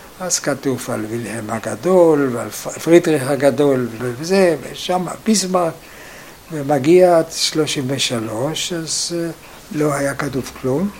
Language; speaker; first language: Hebrew; non-native, fluent; German